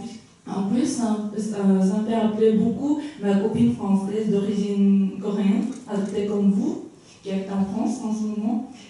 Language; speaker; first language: French; non-native, fluent; Korean